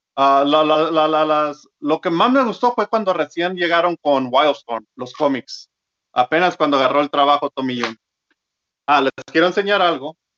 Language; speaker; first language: Spanish; early bilingual, heritage; Spanish